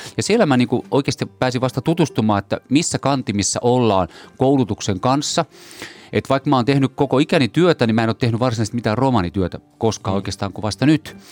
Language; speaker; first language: Finnish; native; Finnish